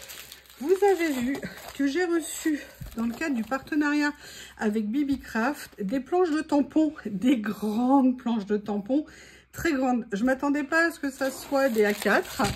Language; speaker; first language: French; native; French